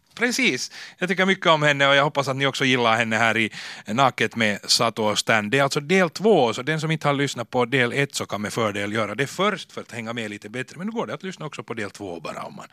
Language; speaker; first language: Swedish; native; Swedish